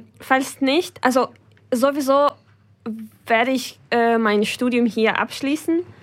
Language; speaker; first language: German; non-native, fluent; Ukrainian